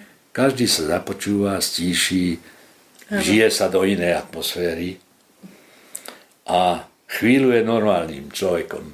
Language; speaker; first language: Slovak; non-native, local second language; Hungarian